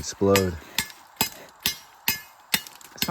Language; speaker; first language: English; native; English